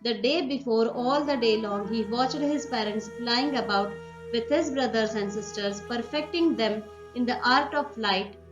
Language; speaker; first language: English; non-native, local second language; Marathi